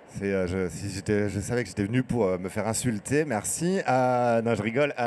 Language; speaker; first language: French; native; French